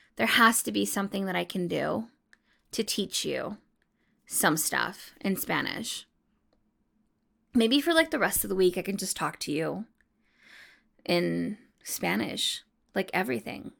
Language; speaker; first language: English; early bilingual, other home language; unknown